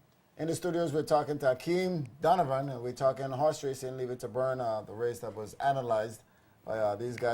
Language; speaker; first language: English; native; English